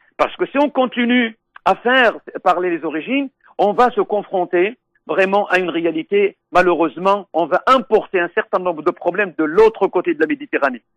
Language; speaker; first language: French; non-native, local second language; Arabic